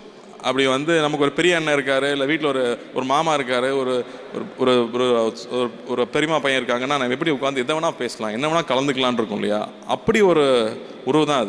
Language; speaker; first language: Tamil; native; Tamil